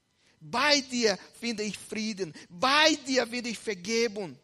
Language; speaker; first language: German; non-native, fluent; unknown